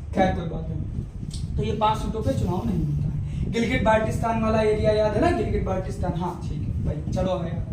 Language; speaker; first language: Hindi; native; Hindi